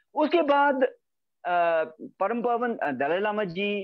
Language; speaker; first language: Hindi; native; Hindi